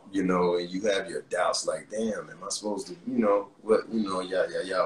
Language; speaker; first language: English; native; English